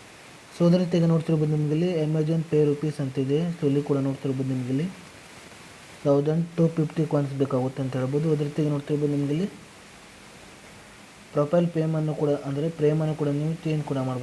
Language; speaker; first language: Kannada; native; Kannada